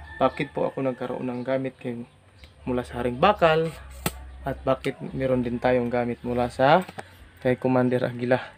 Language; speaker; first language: Filipino; non-native, local second language; Cebuano